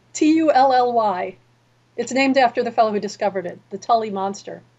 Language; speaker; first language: English; native; English